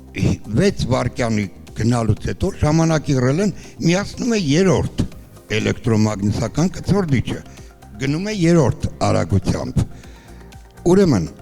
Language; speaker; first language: Armenian; native; Armenian